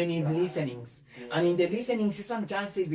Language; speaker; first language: English; non-native, fluent; Spanish